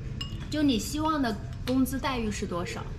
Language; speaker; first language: Chinese; native; Chinese